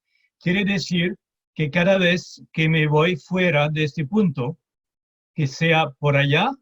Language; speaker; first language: Spanish; non-native, fluent; French